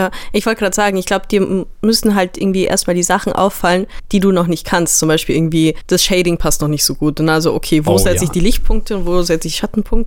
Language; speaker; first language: German; native; German